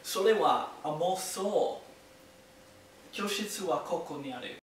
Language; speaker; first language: Japanese; non-native, learner; English